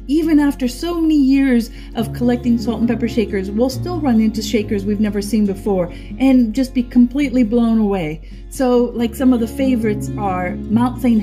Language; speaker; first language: English; non-native, fluent; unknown